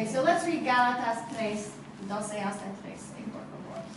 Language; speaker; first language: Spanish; non-native, learner; English